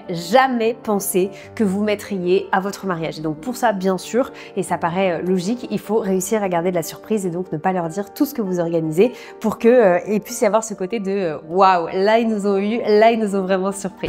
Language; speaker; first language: French; native; French